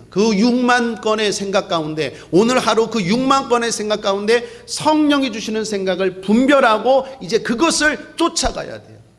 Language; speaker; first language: Korean; native; Korean